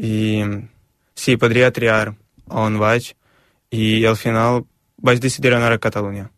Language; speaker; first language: Catalan; non-native, fluent; Ukrainian